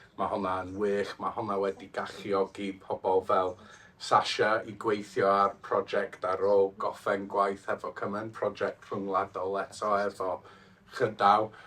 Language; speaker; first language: Welsh; non-native, fluent; English